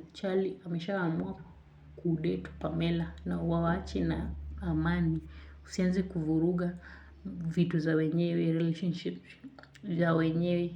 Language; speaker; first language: Swahili; native; Swahili